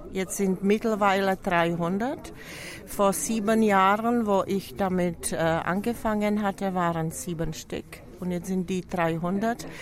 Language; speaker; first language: German; non-native, fluent; Czech